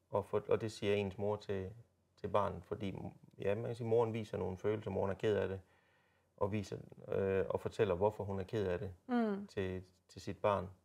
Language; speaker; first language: Danish; native; Danish